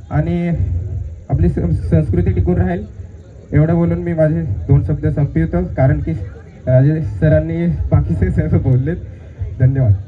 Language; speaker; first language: Marathi; native; Marathi